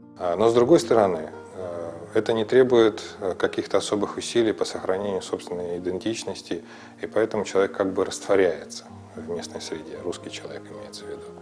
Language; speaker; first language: Russian; native; Russian